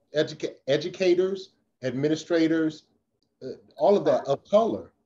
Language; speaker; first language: English; native; English